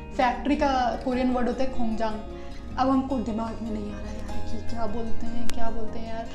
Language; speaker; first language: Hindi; native; Hindi